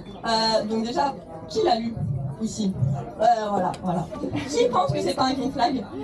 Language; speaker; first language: French; native; French